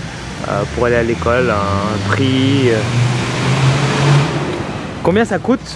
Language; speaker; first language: French; native; French